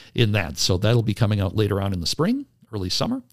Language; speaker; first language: English; native; English